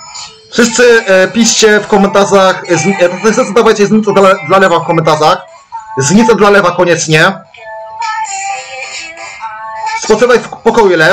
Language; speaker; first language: Polish; native; Polish